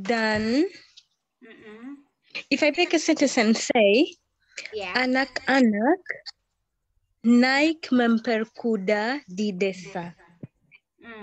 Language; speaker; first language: Indonesian; non-native, learner; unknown